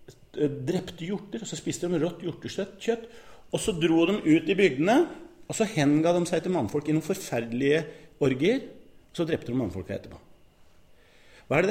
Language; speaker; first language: Norwegian; native; Norwegian